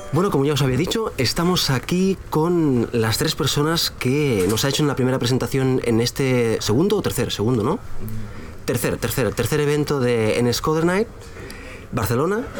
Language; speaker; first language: Spanish; native; Spanish